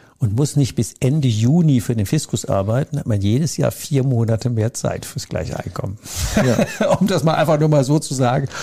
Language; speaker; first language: German; native; German